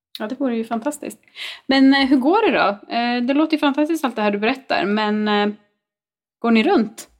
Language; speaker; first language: Swedish; native; Swedish